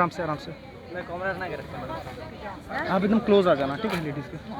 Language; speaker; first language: Hindi; native; Hindi